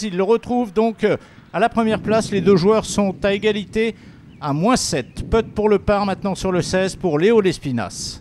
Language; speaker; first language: French; native; French